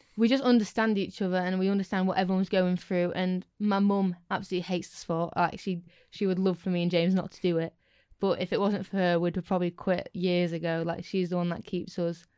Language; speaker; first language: English; native; English